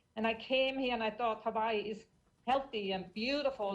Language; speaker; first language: English; non-native, fluent; German